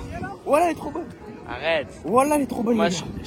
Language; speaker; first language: French; native; French